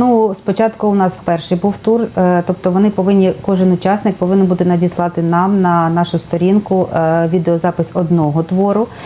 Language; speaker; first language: Ukrainian; native; Ukrainian